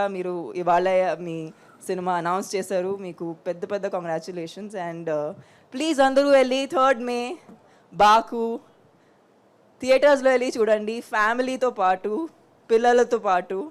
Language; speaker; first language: Telugu; non-native, fluent; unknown